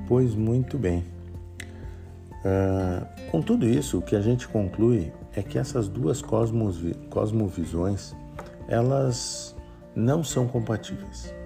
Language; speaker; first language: Portuguese; native; Portuguese